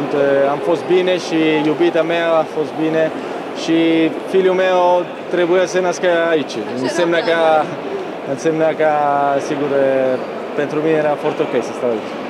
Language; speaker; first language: Romanian; non-native, fluent; Italian